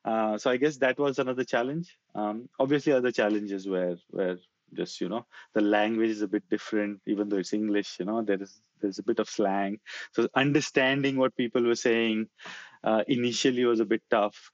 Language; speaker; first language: English; non-native, local second language; Marathi